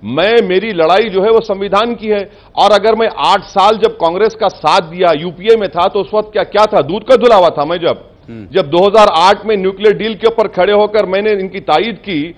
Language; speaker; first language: Urdu; native; Urdu